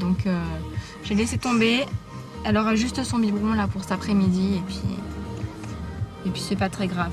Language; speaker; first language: French; native; French